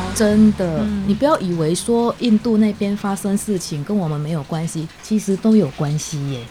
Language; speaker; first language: Chinese; non-native, fluent; Indonesian